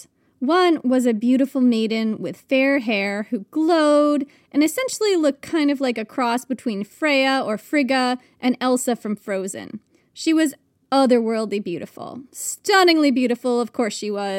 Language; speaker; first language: English; native; English